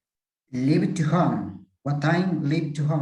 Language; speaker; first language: English; non-native, learner; Spanish